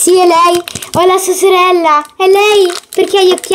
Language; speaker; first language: Italian; native; Italian